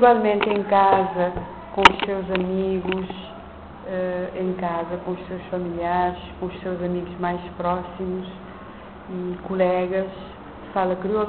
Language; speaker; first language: Portuguese; non-native, local second language; Kabuverdianu